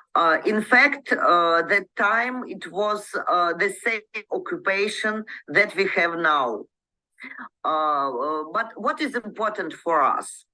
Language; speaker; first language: English; non-native, learner; Ukrainian